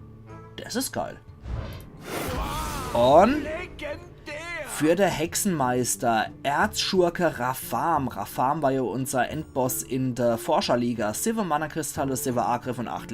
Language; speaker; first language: German; native; German